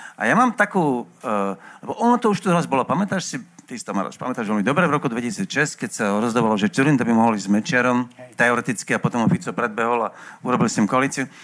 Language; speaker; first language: Slovak; native; Slovak